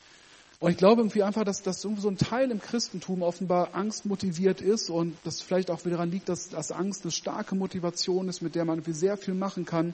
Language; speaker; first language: German; native; German